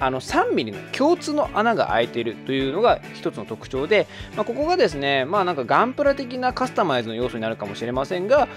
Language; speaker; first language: Japanese; native; Japanese